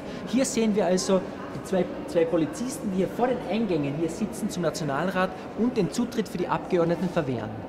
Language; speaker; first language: German; native; German